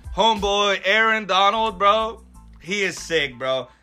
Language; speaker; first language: English; early bilingual, other home language; Arabic